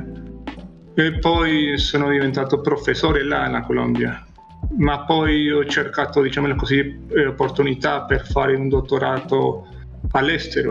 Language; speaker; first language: Italian; non-native, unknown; Spanish